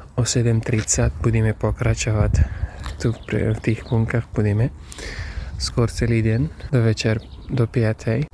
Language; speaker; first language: Slovak; non-native, fluent; Persian